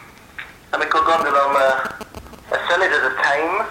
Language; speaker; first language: Hungarian; non-native, learner; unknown